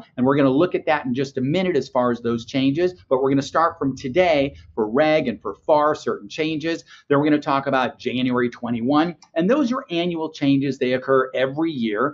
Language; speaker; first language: English; native; English